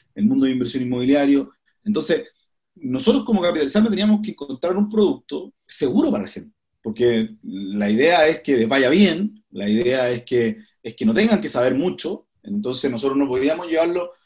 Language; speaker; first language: Spanish; native; Spanish